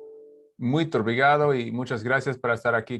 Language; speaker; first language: Portuguese; non-native, learner; Spanish